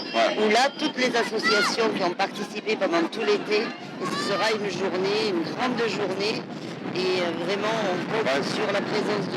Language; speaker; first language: French; native; French